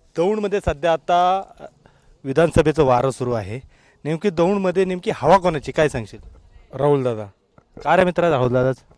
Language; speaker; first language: Marathi; native; Marathi